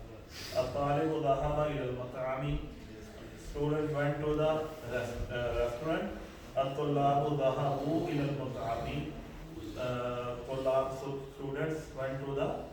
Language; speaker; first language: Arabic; non-native, fluent; Urdu